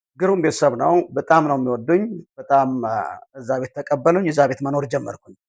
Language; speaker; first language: Amharic; non-native, local second language; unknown